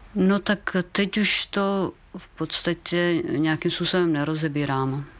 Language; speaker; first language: Czech; native; Czech